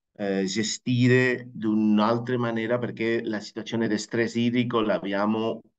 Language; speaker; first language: Italian; non-native, fluent; Spanish